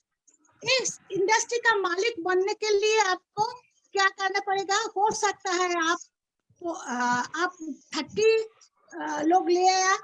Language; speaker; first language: Hindi; non-native, local second language; Bangla